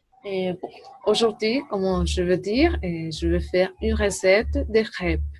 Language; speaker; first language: French; non-native, learner; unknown